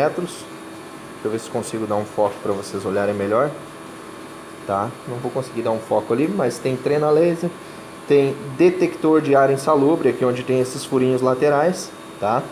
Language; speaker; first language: Portuguese; native; Portuguese